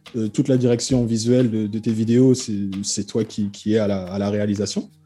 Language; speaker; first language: French; native; French